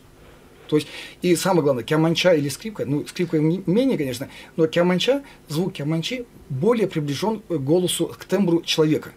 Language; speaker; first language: Russian; non-native, fluent; Azerbaijani